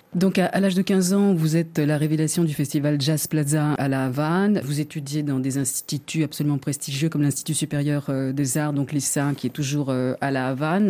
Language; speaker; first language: French; native; French